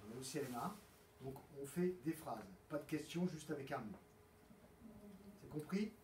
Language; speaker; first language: French; native; French